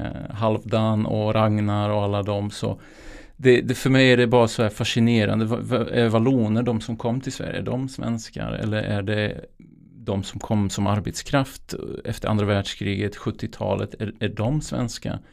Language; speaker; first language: Swedish; non-native, fluent; Bosnian